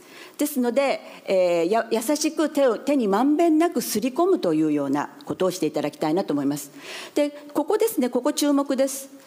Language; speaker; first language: Japanese; native; Japanese